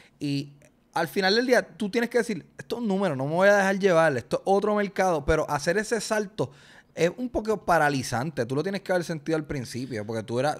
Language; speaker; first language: Spanish; native; Spanish